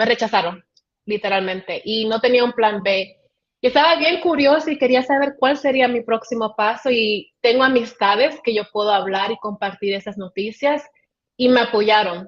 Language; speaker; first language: Spanish; early bilingual, heritage; Spanish